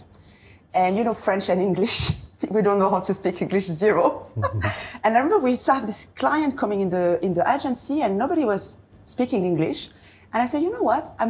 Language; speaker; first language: English; non-native, fluent; French